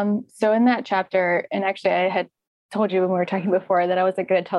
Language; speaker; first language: English; native; English